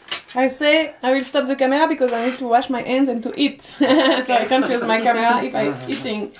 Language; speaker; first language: English; non-native, learner; French